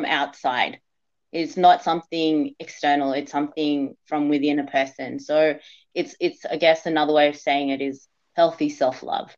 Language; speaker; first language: English; native; English